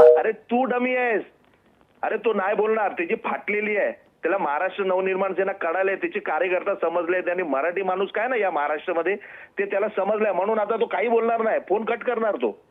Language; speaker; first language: Marathi; non-native, local second language; Gujarati